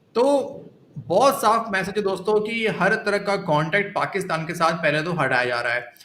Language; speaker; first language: Hindi; native; Hindi